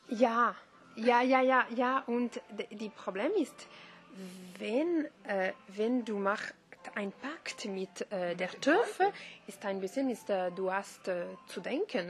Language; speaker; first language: German; non-native, learner; French